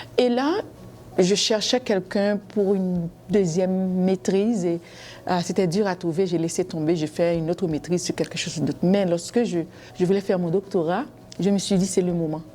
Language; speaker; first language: French; non-native, local second language; Haitian Creole